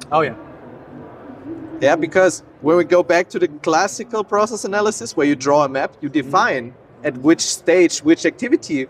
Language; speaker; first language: English; non-native, fluent; German